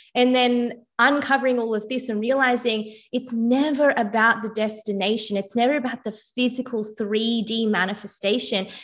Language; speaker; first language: English; native; English